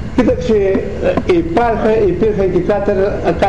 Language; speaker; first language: Greek; native; Greek